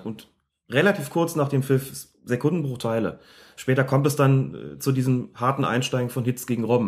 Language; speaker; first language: German; native; German